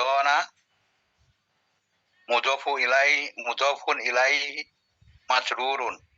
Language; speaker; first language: Arabic; non-native, learner; Indonesian